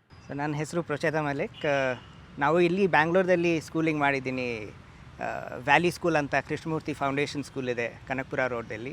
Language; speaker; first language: Kannada; non-native, local second language; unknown